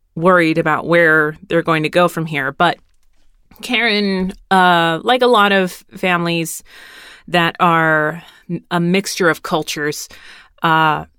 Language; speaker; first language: English; early bilingual, other home language; Spanish